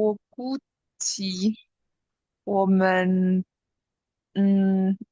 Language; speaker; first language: Chinese; non-native, learner; English